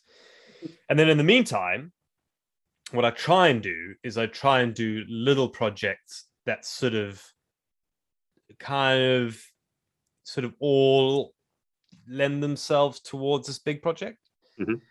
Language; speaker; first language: English; native; English